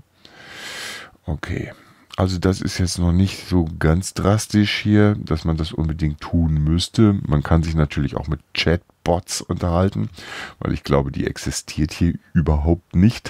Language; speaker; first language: German; native; German